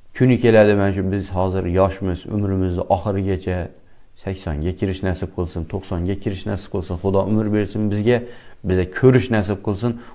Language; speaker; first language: Uzbek; native; Uzbek